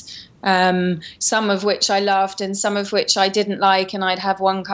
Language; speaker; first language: English; native; English